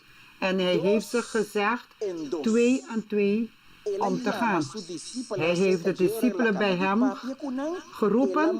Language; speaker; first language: Dutch; non-native, local second language; Papiamento